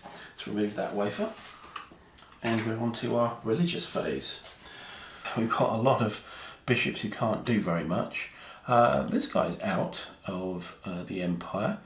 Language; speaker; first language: English; native; English